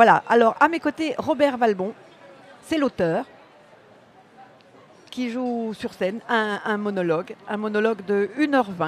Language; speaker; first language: French; native; French